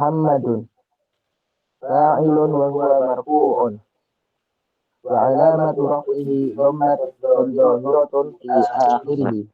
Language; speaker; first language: Arabic; non-native, learner; Indonesian